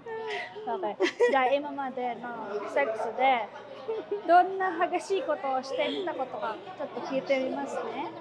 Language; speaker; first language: Japanese; non-native, fluent; Filipino